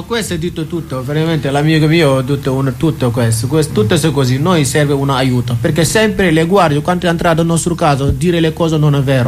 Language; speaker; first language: Italian; non-native, learner; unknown